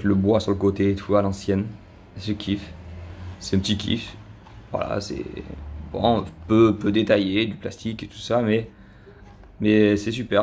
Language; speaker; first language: French; native; French